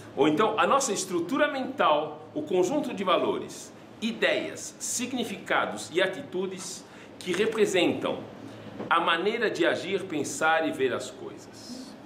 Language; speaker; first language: Portuguese; non-native, fluent; French